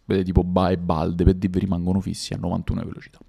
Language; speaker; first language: Italian; native; Italian